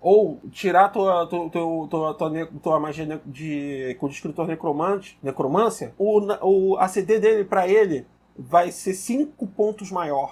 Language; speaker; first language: Portuguese; native; Portuguese